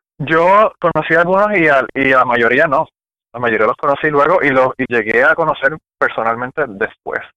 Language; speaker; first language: Spanish; native; Spanish